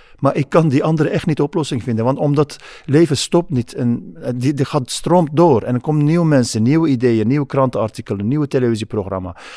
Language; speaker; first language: Dutch; non-native, fluent; Kurdish